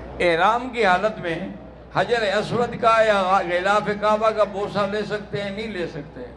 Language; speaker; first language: Urdu; native; Urdu